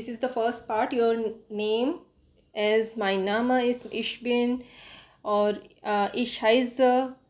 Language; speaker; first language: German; non-native, fluent; Hindi